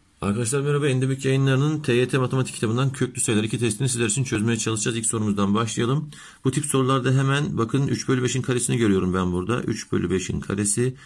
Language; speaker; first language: Turkish; native; Turkish